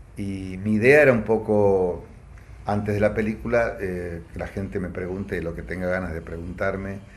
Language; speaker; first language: Spanish; native; Spanish